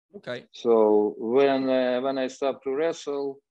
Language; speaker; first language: English; non-native, fluent; Russian